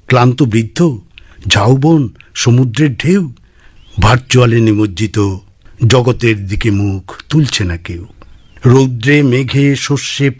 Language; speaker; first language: Bangla; native; Bangla